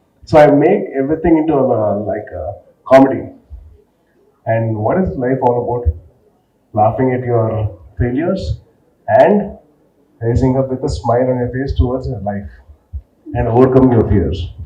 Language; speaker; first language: English; non-native, local second language; Telugu